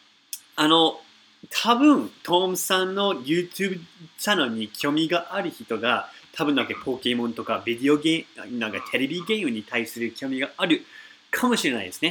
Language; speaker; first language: Japanese; non-native, fluent; English